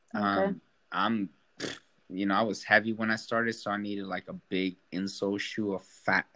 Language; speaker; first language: English; early bilingual, other home language; Spanish